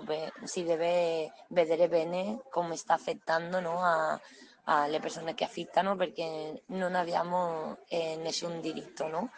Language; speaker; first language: Italian; non-native, learner; Spanish